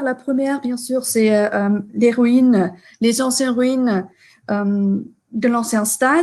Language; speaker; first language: French; non-native, fluent; German